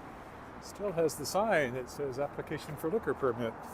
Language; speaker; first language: English; native; English